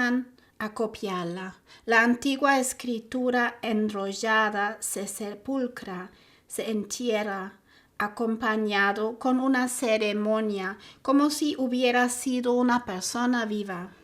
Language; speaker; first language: Spanish; non-native, fluent; German